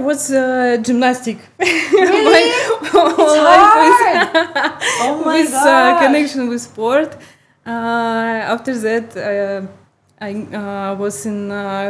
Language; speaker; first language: English; non-native, learner; Russian